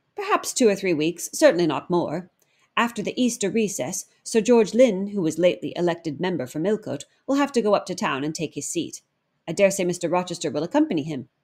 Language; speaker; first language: English; native; English